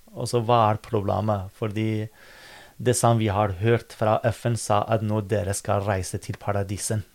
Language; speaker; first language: Norwegian; non-native, fluent; Kurdish